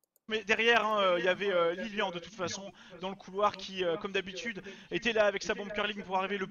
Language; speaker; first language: French; native; French